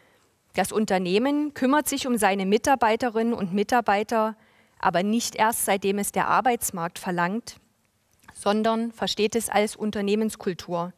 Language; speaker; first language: German; native; German